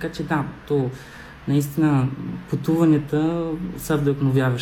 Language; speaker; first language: Bulgarian; non-native, fluent; Spanish